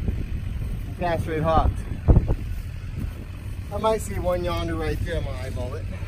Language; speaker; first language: English; native; English